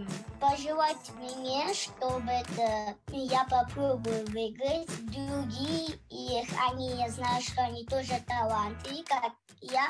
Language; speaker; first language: Russian; non-native, local second language; Kazakh